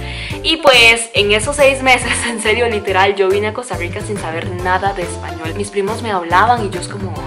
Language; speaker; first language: Spanish; early bilingual, other home language; Cantonese